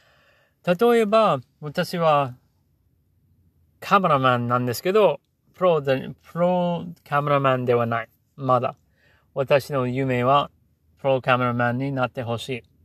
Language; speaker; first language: Japanese; non-native, learner; English